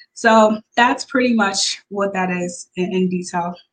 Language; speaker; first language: English; native; English